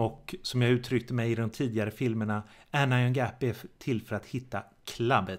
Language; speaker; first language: Swedish; native; Swedish